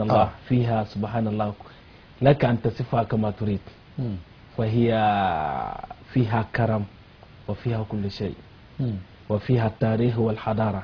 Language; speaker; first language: Arabic; non-native, fluent; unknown